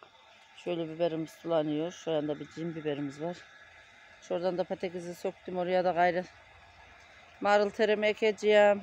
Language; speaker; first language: Turkish; native; Turkish